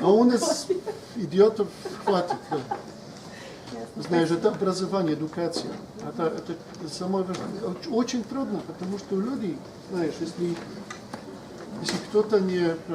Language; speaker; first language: Russian; non-native, learner; Polish